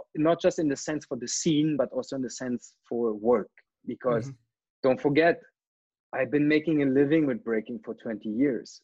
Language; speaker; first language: English; non-native, fluent; German